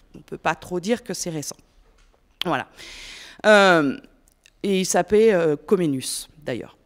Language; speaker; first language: French; native; French